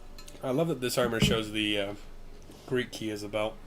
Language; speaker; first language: English; native; English